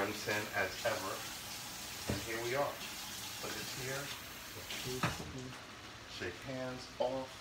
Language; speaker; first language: English; native; English